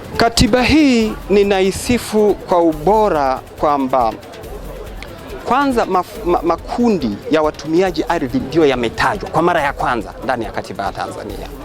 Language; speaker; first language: Swahili; non-native, local second language; Sukuma